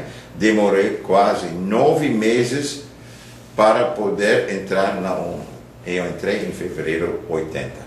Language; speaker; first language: Portuguese; non-native, fluent; Dutch